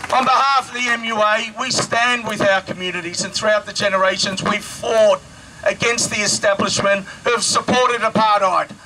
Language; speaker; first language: English; native; English